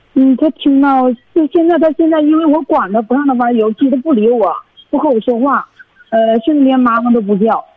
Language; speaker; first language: Chinese; native; Chinese